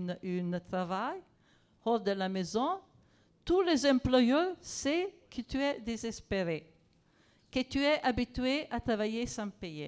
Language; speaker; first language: French; non-native, fluent; Italian